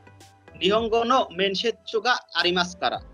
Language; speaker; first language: Japanese; non-native, learner; Bangla